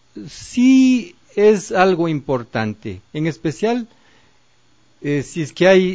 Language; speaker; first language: Spanish; native; Spanish